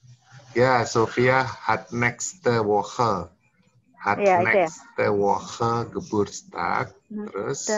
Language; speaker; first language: German; non-native, fluent; Indonesian